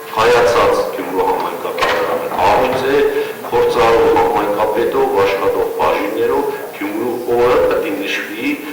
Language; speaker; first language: Armenian; native; Armenian